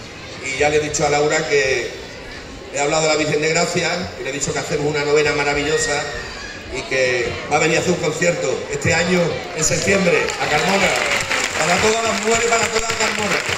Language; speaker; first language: Spanish; native; Spanish